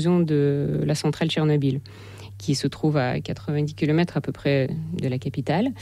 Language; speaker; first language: French; non-native, fluent; Russian